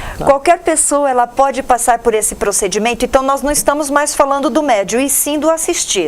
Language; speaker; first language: Portuguese; native; Portuguese